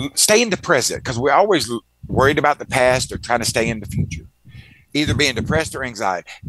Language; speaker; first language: English; native; English